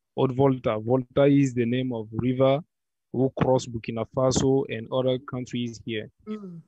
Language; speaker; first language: English; non-native, learner; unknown